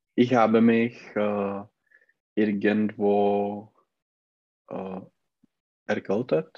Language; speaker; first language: German; non-native, learner; Czech